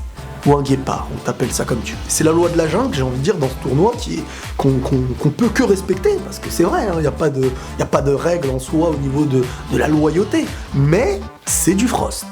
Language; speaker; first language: French; native; French